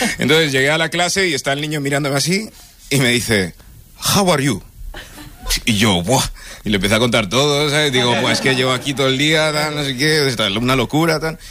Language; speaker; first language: Spanish; early bilingual, other home language; English